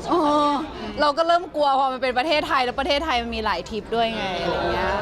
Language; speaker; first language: Thai; native; Thai